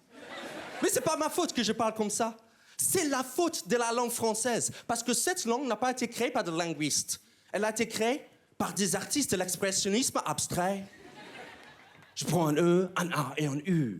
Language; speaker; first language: French; non-native, fluent; English